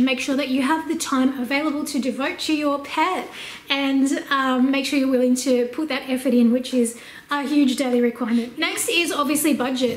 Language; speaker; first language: English; native; English